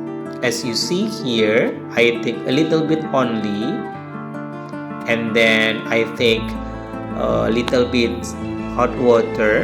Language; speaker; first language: English; non-native, learner; Indonesian